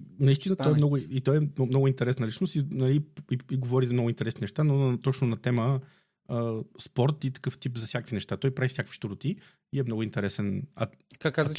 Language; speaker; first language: Bulgarian; native; Bulgarian